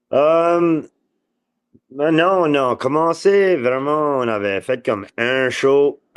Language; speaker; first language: French; native; French